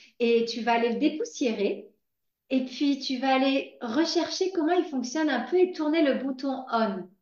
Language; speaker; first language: French; native; French